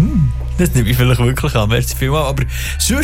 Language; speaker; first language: German; native; German